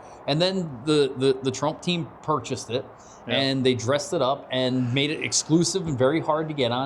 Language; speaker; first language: English; native; English